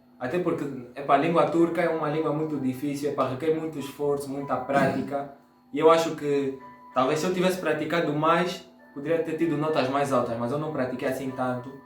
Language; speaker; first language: Portuguese; native; Portuguese